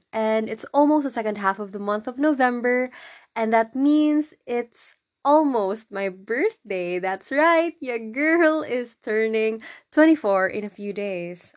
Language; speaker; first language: English; non-native, local second language; Cebuano